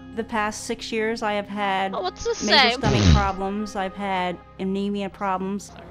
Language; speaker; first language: English; native; English